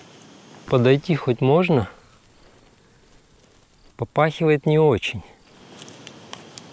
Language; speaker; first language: Russian; native; Russian